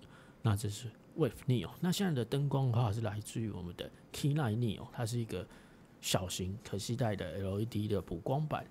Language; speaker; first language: Chinese; native; Chinese